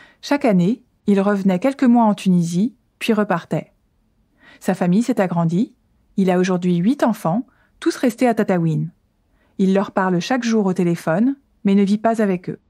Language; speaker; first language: French; native; French